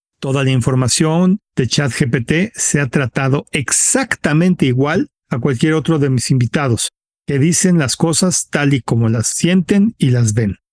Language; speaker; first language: Spanish; native; Spanish